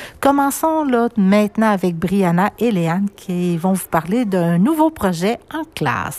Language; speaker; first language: French; native; French